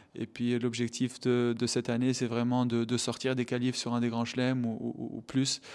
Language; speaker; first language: French; non-native, local second language; Arabic